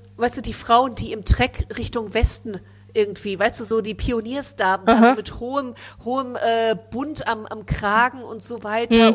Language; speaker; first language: German; native; German